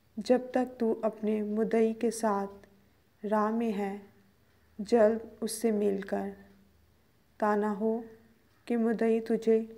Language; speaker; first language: Urdu; non-native, local second language; Punjabi